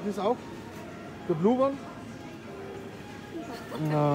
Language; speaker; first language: English; non-native, learner; German